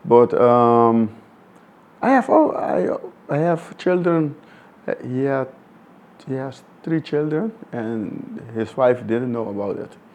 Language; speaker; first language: English; non-native, fluent; Dutch